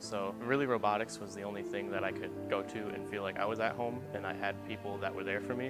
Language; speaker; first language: English; native; English